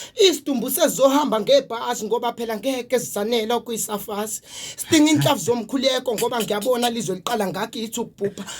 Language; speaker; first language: Zulu; native; Zulu